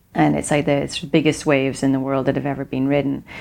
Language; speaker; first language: English; native; English